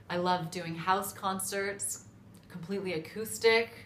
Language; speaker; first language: English; native; English